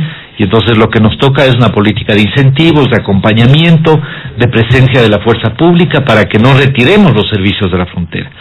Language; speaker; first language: Spanish; native; Spanish